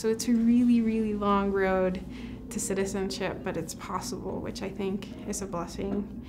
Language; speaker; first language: English; early bilingual, other home language; Spanish